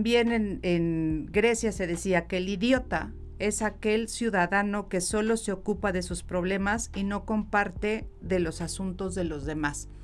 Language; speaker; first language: Spanish; native; Spanish